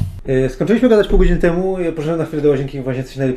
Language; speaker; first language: Polish; native; Polish